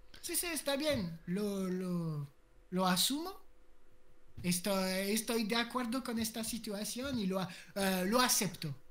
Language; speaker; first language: Spanish; non-native, learner; French